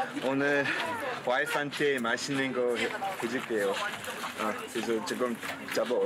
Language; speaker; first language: Korean; non-native, learner; English